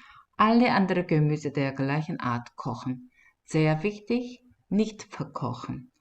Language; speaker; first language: German; non-native, fluent; Korean